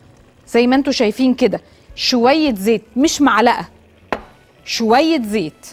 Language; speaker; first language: Arabic; native; Arabic